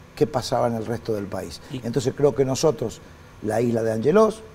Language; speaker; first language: Spanish; native; Spanish